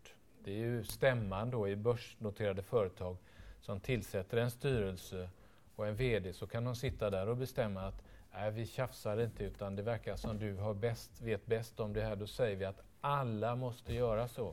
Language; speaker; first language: Swedish; native; Swedish